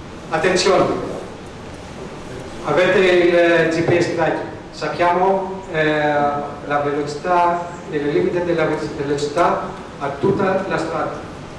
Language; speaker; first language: Italian; non-native, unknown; Greek